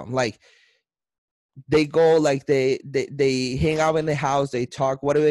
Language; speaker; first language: English; non-native, fluent; Spanish